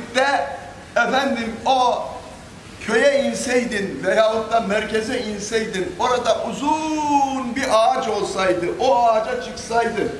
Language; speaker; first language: Turkish; native; Turkish